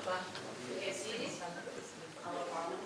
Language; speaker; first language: English; non-native, learner; Indonesian